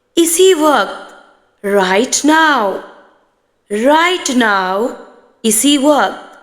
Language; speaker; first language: Urdu; native; Urdu